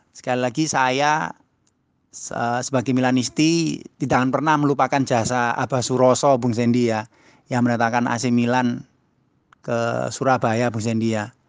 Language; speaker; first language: Indonesian; native; Indonesian